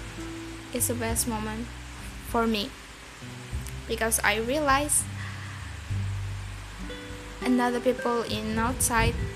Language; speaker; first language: English; non-native, learner; Indonesian